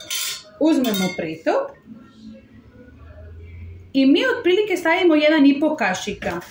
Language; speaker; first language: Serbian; non-native, learner; Spanish